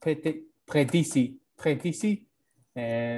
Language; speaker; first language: French; non-native, learner; English